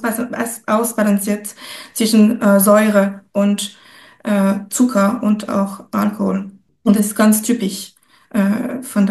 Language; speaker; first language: German; non-native, fluent; French